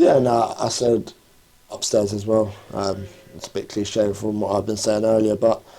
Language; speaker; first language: English; native; English